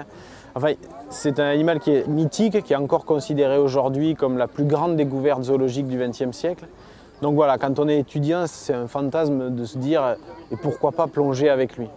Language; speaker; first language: French; native; French